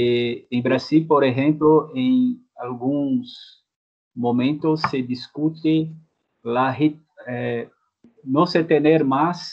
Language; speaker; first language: Spanish; non-native, fluent; Portuguese